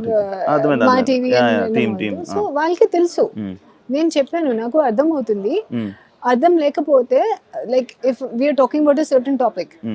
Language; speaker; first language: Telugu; non-native, learner; Hindi